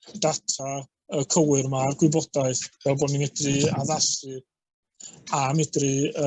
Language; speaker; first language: Welsh; native; Welsh